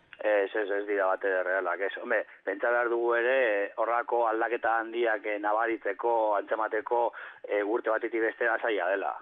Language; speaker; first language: Basque; non-native, local second language; Spanish